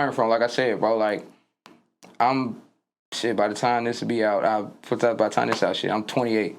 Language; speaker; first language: English; native; English